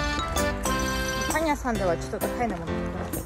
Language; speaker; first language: Japanese; non-native, learner; German